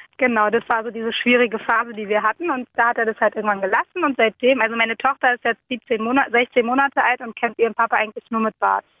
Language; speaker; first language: German; early bilingual, other home language; Turkish